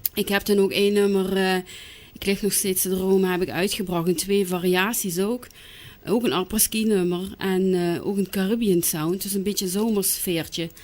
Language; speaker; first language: Dutch; native; Dutch